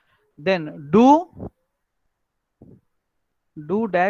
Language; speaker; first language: German; non-native, learner; Marathi